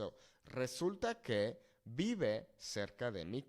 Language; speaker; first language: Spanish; non-native, fluent; English